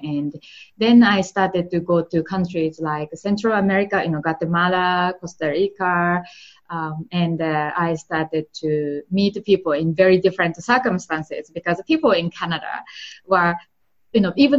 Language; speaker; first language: English; non-native, fluent; Japanese